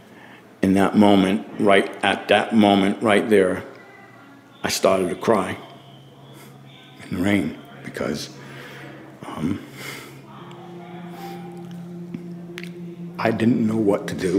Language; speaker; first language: English; native; English